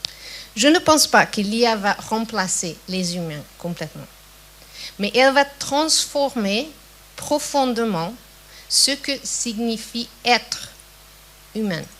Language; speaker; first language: French; non-native, fluent; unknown